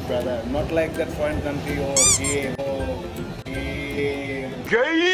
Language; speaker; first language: English; non-native, learner; Bangla